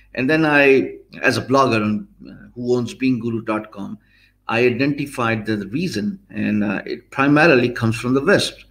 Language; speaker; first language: English; non-native, local second language; Urdu